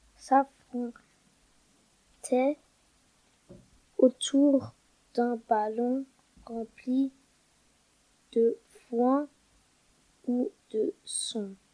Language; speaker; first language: French; non-native, learner; German